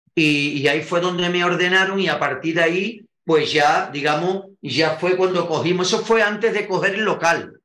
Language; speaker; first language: Spanish; native; Spanish